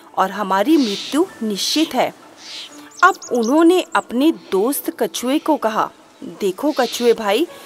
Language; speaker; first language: Hindi; native; Hindi